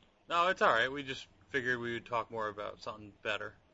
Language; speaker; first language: English; native; English